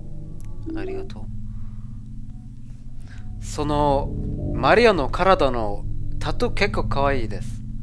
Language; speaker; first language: Japanese; non-native, learner; German